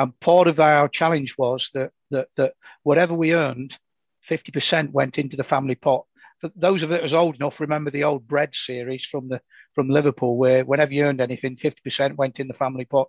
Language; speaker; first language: English; native; English